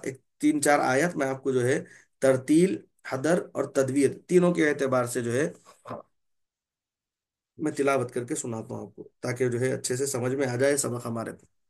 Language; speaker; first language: Urdu; native; Urdu